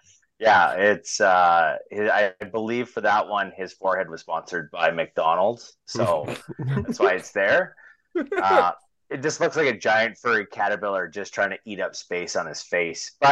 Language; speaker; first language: English; native; English